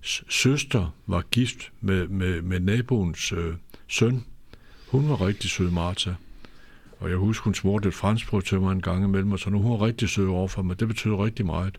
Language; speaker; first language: Danish; native; Danish